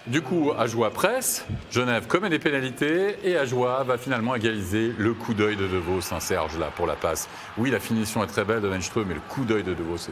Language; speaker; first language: French; native; French